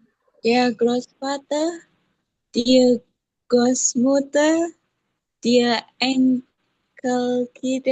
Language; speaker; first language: German; non-native, learner; Indonesian